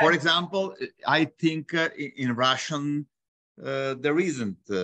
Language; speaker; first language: English; non-native, learner; Bulgarian